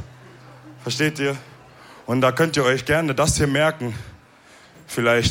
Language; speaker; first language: German; early bilingual, other home language; Wolof